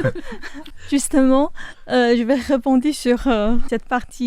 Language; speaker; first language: French; non-native, fluent; Chinese